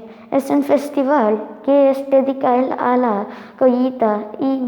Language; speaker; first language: Catalan; non-native, learner; Tamil